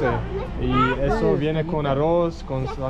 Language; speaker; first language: Spanish; non-native, learner; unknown